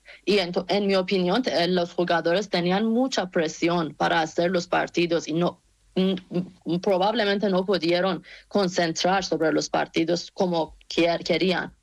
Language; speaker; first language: Spanish; non-native, learner; Persian